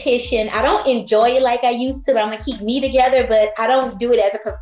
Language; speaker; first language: English; native; English